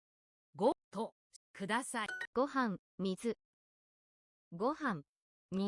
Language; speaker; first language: Japanese; non-native, learner; English